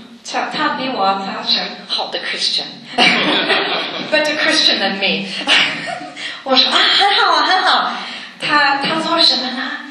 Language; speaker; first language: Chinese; non-native, learner; English